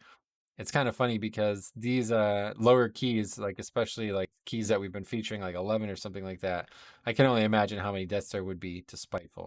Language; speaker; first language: English; native; English